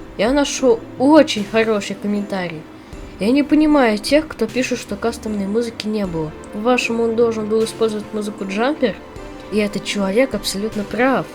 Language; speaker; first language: Russian; native; Russian